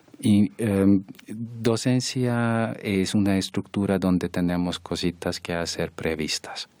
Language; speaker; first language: Spanish; non-native, fluent; Hungarian